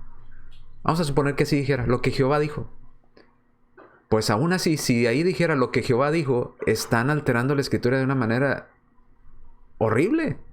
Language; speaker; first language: Spanish; native; Spanish